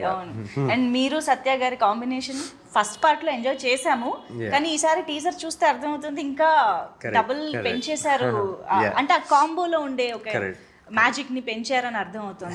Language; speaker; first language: Telugu; native; Telugu